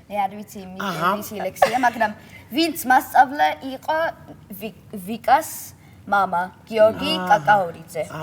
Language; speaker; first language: Georgian; early bilingual, heritage; Georgian